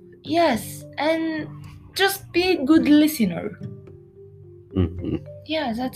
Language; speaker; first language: English; non-native, learner; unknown